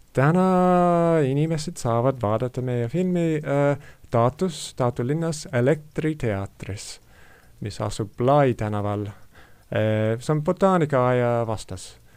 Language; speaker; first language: Estonian; non-native, fluent; English